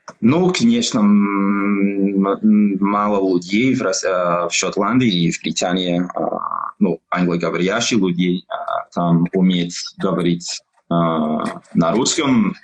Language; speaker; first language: Russian; non-native, learner; English